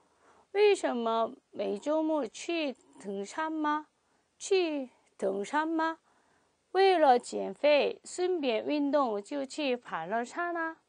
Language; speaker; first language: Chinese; non-native, fluent; Korean